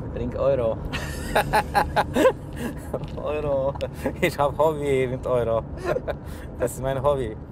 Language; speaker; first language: German; non-native, fluent; Polish